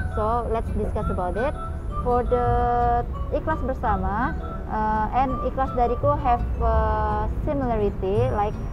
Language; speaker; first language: English; non-native, local second language; Malay